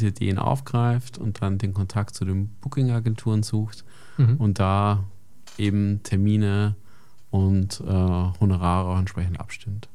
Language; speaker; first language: German; native; German